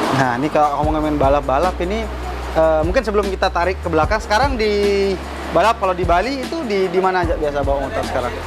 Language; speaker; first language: Indonesian; native; Indonesian